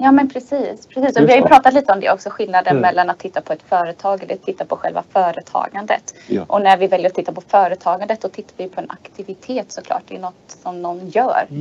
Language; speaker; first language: Swedish; native; Swedish